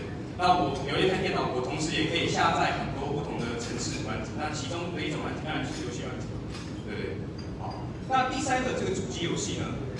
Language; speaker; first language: Chinese; native; Chinese